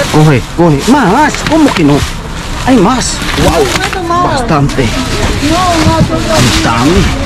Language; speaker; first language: Spanish; non-native, learner; Filipino